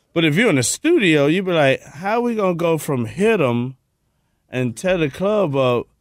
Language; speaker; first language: English; native; English